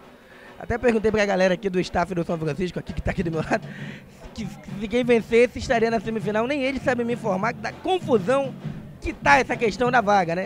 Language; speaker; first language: Portuguese; native; Portuguese